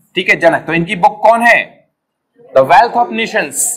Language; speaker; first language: Hindi; native; Hindi